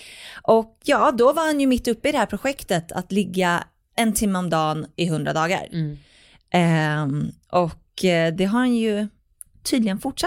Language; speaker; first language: Swedish; native; Swedish